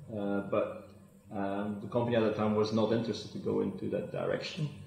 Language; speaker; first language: English; non-native, fluent; Dutch